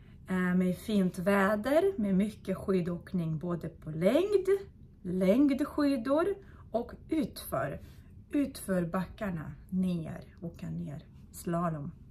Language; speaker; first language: Swedish; non-native, fluent; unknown